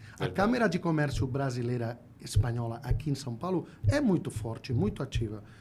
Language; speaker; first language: Portuguese; non-native, fluent; Spanish